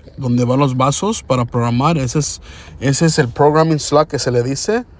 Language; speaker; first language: Spanish; early bilingual, heritage; Spanish